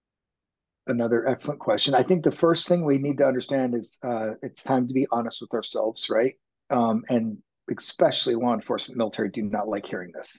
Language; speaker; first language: English; native; English